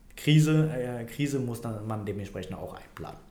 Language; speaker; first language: German; non-native, fluent; Vietnamese